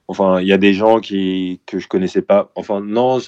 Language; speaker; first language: French; early bilingual, other home language; Korean